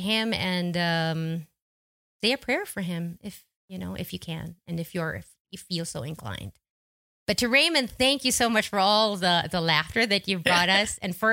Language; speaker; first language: English; non-native, local second language; Filipino